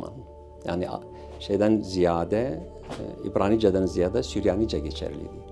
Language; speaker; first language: Turkish; non-native, local second language; Syriac